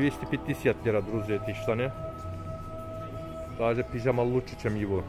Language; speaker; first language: Russian; non-native, learner; Turkish